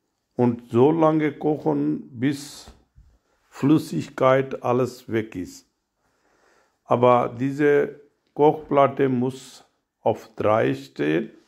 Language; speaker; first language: German; non-native, learner; Urdu